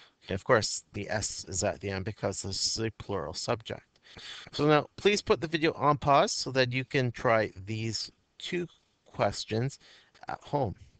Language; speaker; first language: English; native; English